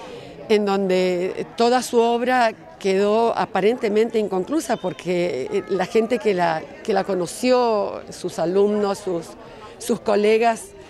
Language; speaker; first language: Spanish; native; Spanish